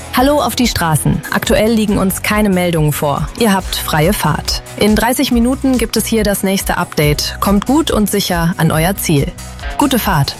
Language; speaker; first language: German; native; German